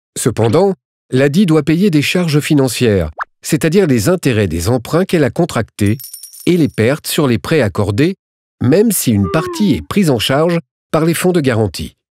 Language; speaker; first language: French; native; French